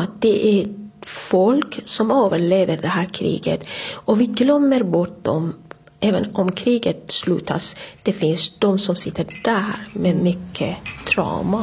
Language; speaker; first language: Swedish; non-native, fluent; Persian